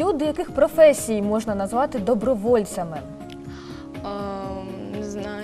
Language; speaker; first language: Ukrainian; native; Ukrainian